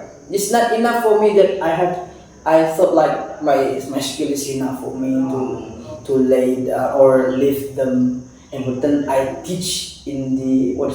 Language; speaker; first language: English; non-native, fluent; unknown